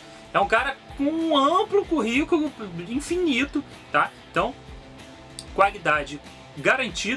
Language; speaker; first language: Portuguese; native; Portuguese